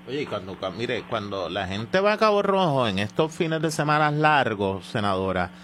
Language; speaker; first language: Spanish; native; Spanish